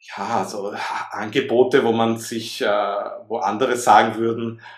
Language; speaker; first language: German; native; German